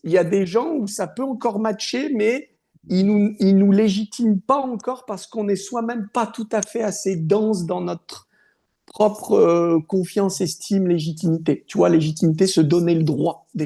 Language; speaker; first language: French; native; French